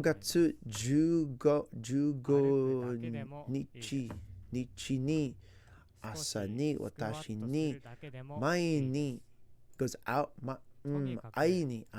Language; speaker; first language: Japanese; non-native, learner; English